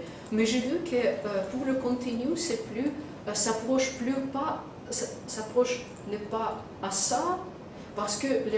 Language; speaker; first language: French; non-native, fluent; Russian